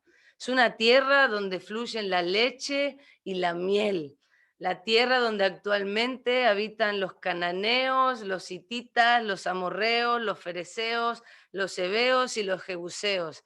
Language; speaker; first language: Spanish; native; Spanish